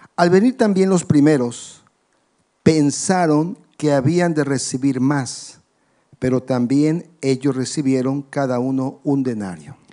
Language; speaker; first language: Spanish; native; Spanish